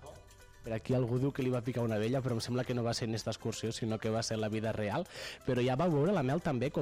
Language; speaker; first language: Catalan; native; Catalan